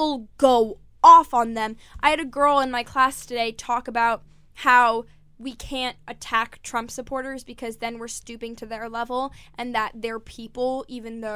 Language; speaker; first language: English; native; English